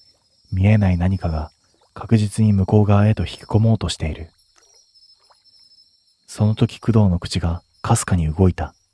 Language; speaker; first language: Japanese; native; Japanese